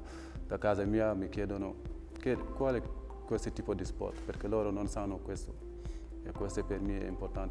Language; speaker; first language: Italian; non-native, learner; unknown